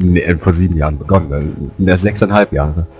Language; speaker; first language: German; native; German